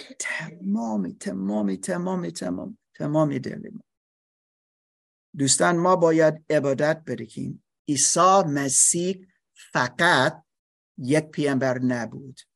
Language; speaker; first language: Persian; non-native, learner; English